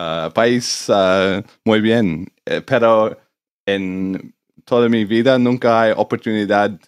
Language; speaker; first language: Spanish; non-native, learner; English